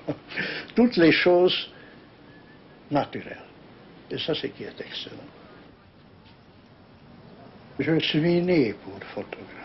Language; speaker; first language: French; non-native, learner; Hungarian